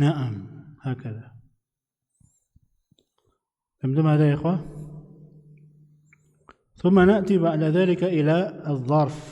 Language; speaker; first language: Arabic; non-native, fluent; Indonesian